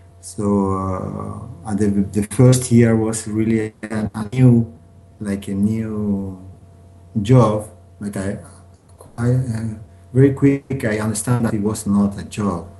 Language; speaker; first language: English; non-native, learner; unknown